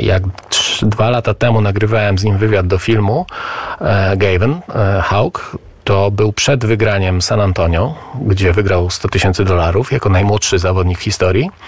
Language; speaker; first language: Polish; native; Polish